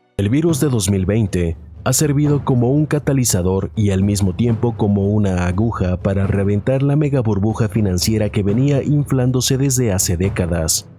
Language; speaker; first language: Spanish; native; Spanish